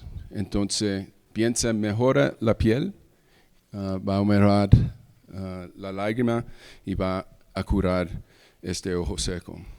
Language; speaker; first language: Spanish; early bilingual, heritage; English